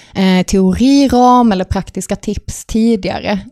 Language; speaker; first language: Swedish; native; Swedish